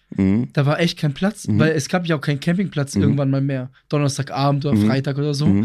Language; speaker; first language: German; early bilingual, other home language; Greek